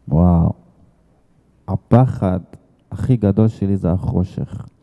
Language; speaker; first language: Hebrew; non-native, fluent; Arabic